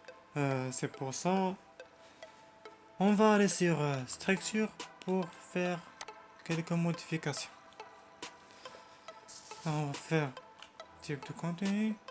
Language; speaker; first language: French; non-native, learner; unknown